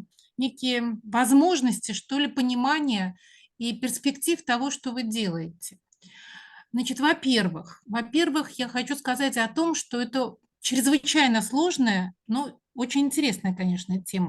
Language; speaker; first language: Russian; native; Russian